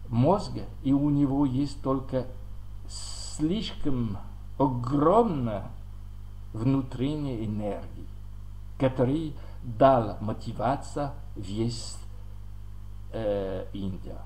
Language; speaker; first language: Russian; non-native, learner; French